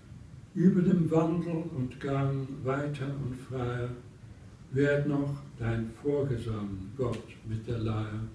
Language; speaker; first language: German; early bilingual, heritage; English